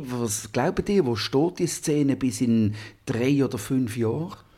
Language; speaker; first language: German; native; German